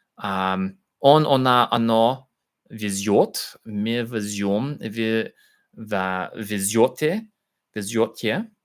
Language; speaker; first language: Russian; non-native, learner; English